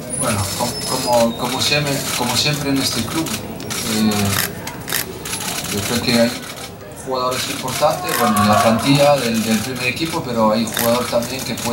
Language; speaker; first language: Spanish; non-native, fluent; French